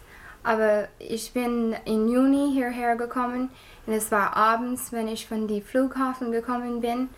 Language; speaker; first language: German; non-native, learner; English